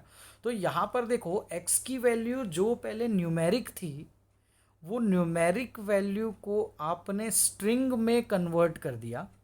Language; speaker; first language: Hindi; native; Hindi